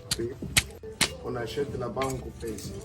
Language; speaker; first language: French; non-native, learner; Portuguese